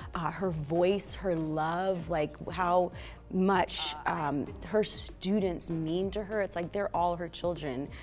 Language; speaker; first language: English; native; English